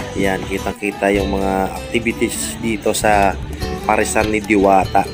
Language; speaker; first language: Filipino; non-native, local second language; Waray